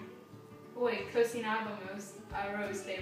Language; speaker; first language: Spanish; non-native, learner; English